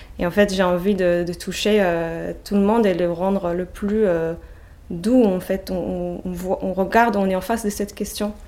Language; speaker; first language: French; non-native, fluent; Hebrew